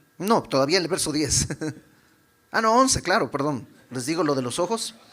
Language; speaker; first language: Spanish; native; Spanish